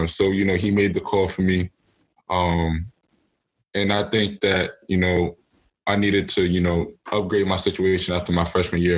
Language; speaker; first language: English; native; English